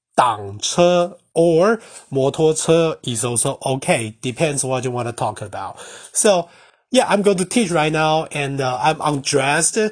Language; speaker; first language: English; non-native, fluent; Chinese